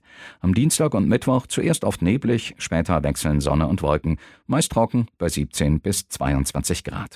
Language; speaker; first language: German; native; German